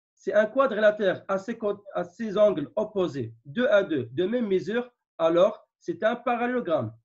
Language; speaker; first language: French; non-native, local second language; Arabic